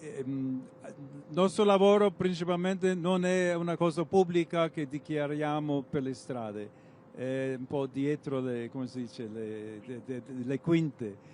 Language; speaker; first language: Italian; non-native, fluent; English